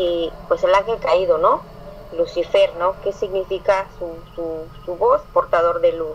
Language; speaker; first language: Spanish; native; Spanish